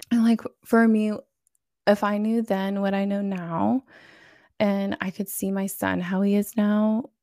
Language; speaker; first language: English; native; English